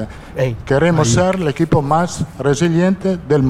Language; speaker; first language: Portuguese; non-native, fluent; Italian